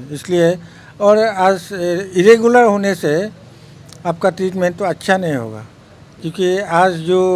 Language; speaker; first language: Hindi; non-native, local second language; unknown